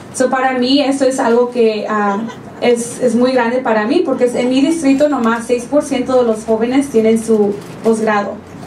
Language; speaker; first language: Spanish; early bilingual, heritage; Spanish